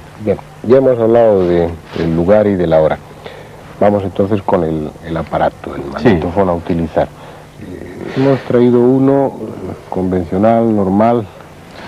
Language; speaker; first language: Spanish; native; Spanish